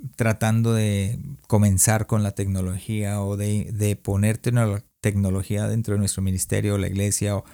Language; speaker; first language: Spanish; early bilingual, heritage; Spanish